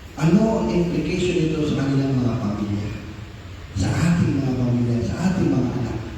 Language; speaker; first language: Filipino; native; Filipino